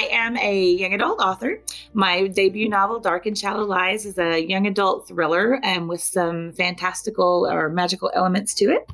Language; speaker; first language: English; native; English